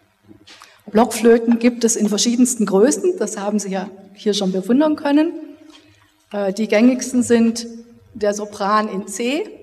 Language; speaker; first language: German; native; German